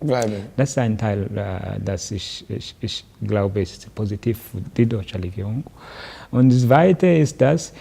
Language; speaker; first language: German; non-native, learner; Kinyarwanda